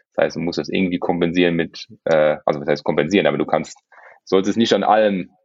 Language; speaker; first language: German; non-native, local second language; Luxembourgish